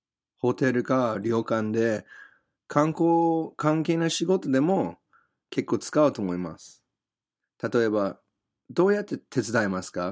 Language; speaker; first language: Japanese; non-native, fluent; English